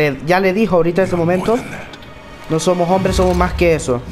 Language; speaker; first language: Spanish; native; Spanish